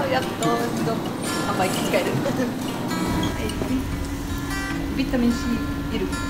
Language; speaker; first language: Japanese; non-native, fluent; Serbian